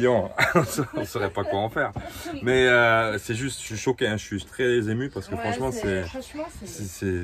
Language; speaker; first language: French; native; French